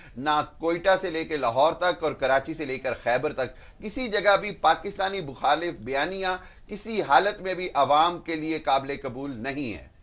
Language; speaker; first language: Urdu; non-native, local second language; Punjabi